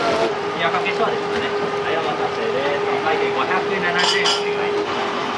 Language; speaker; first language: Japanese; native; Japanese